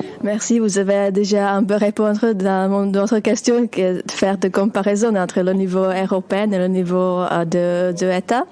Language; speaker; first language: French; non-native, learner; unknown